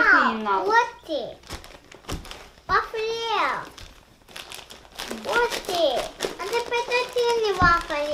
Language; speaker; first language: Romanian; early bilingual, heritage; Romanian